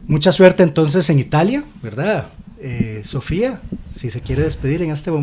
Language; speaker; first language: Spanish; native; Spanish